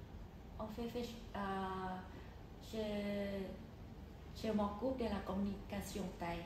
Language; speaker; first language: French; non-native, fluent; Thai